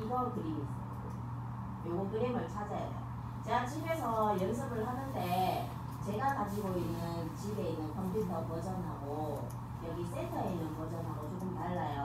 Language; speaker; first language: Korean; native; Korean